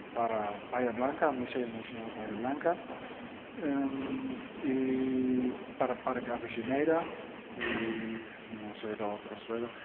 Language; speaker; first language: Spanish; non-native, learner; Dutch